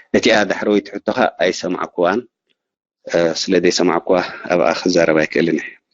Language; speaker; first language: Tigrinya; native; Tigrinya